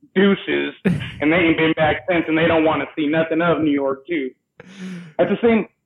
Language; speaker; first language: English; native; English